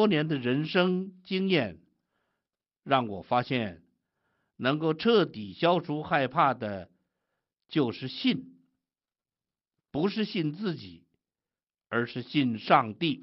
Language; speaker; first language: Chinese; native; Chinese